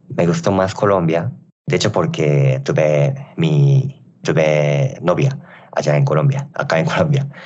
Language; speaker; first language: Spanish; non-native, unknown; Japanese